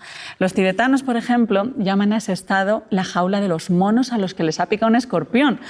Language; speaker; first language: Spanish; native; Spanish